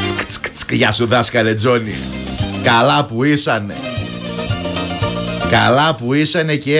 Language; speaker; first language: Greek; native; Greek